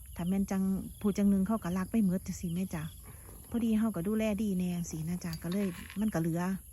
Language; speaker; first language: Thai; native; Thai